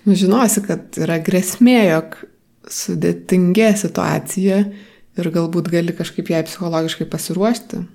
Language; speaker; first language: Lithuanian; native; Lithuanian